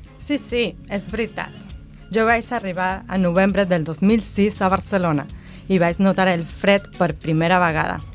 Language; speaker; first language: Catalan; non-native, learner; Spanish